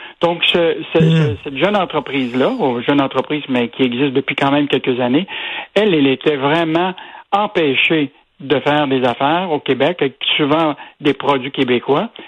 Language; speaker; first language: French; native; French